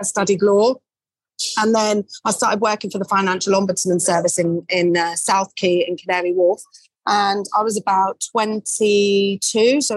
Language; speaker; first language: English; native; English